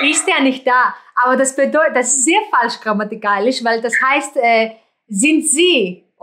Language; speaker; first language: German; non-native, fluent; Greek